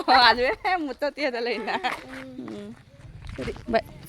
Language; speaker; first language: Kannada; native; Kannada